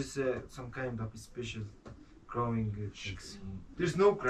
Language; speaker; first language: English; non-native, learner; Mongolian